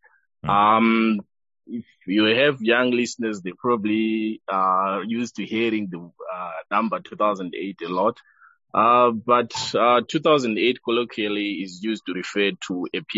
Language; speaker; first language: English; non-native, local second language; Shona